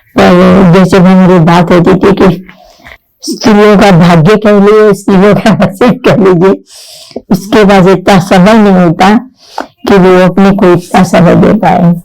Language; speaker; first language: Hindi; non-native, local second language; Marathi